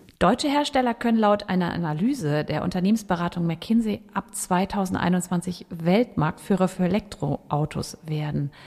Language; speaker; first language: German; native; German